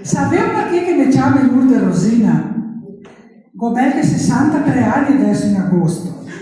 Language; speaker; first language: Italian; non-native, local second language; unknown